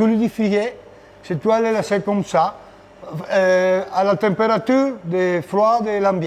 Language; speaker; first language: French; non-native, learner; Italian